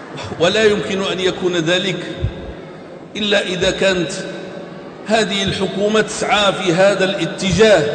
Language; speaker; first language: Arabic; native; Arabic